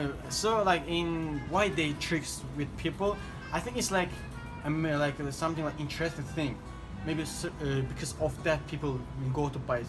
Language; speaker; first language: English; non-native, fluent; Turkish